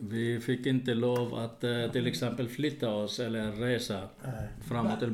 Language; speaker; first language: Swedish; non-native, fluent; Arabic